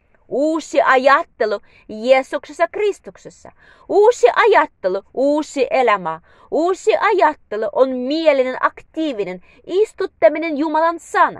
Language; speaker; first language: Finnish; non-native, learner; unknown